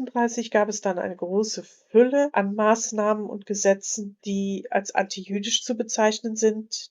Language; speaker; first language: German; native; German